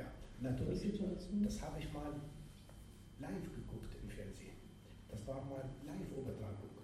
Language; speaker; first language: German; non-native, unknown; Arabic